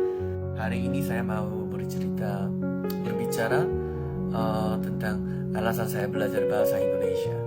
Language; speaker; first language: Indonesian; non-native, learner; Korean